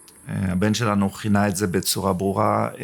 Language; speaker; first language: Hebrew; early bilingual, other home language; German